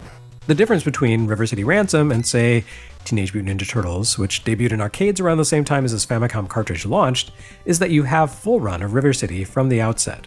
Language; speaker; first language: English; native; English